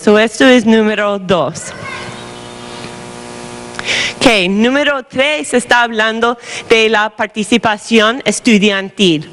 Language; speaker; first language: Spanish; non-native, fluent; English